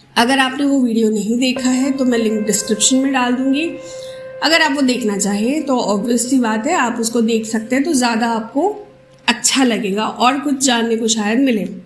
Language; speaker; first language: Hindi; non-native, local second language; Bangla